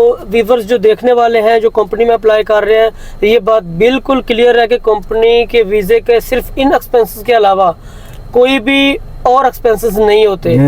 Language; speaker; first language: Hindi; native; Hindi